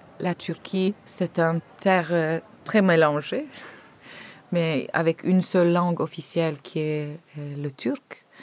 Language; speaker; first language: French; non-native, fluent; Turkish